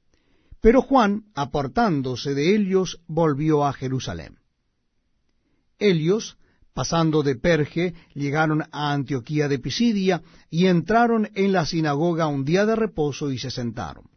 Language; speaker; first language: Spanish; native; Spanish